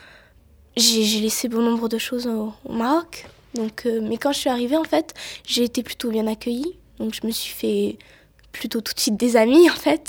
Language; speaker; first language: French; native; French